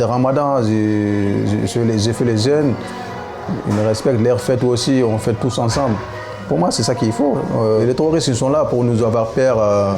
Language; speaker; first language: French; non-native, local second language; Soninke